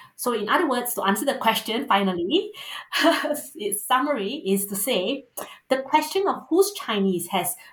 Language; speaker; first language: English; native; English